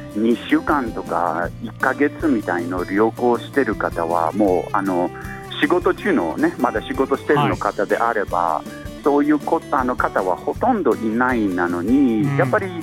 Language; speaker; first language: Japanese; non-native, fluent; English